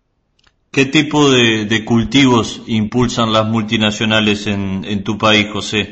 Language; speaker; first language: Spanish; native; Spanish